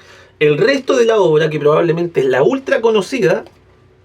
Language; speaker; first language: Spanish; native; Spanish